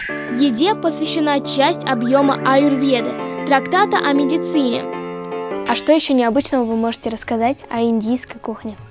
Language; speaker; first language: Russian; native; Russian